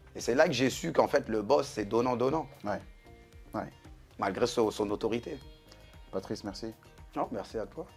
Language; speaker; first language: French; native; French